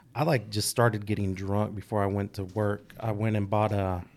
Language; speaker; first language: English; early bilingual, other home language; Spanish